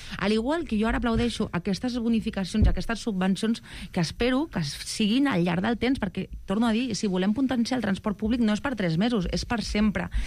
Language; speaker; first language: Catalan; non-native, local second language; Spanish